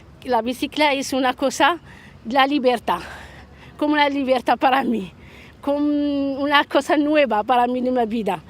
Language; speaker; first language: Spanish; non-native, learner; Arabic